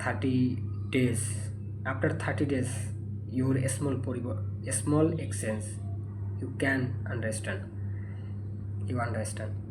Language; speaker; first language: English; non-native, learner; Bangla